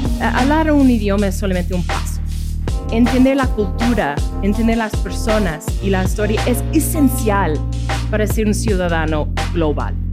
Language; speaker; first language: Spanish; non-native, fluent; English